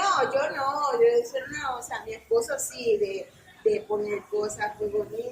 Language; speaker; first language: Spanish; native; Spanish